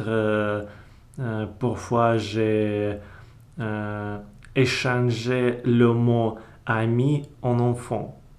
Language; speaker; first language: French; non-native, learner; Russian